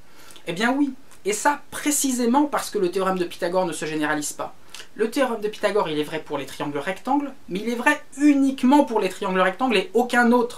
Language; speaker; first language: French; native; French